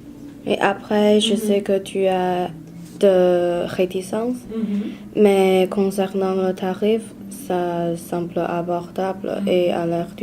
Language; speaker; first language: French; non-native, learner; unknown